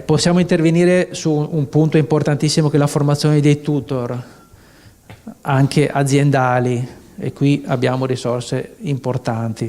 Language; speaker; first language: Italian; native; Italian